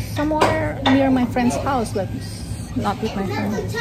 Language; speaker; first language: English; non-native, fluent; Indonesian